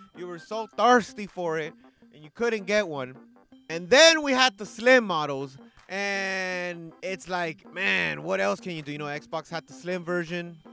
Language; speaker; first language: English; early bilingual, other home language; Spanish